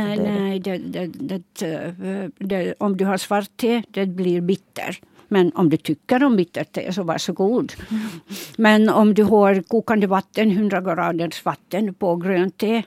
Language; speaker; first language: Swedish; non-native, local second language; Finnish